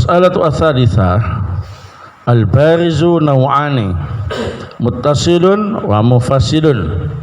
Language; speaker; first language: Arabic; non-native, fluent; Indonesian